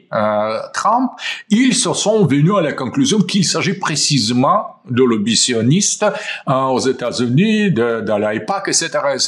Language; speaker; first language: French; non-native, fluent; Russian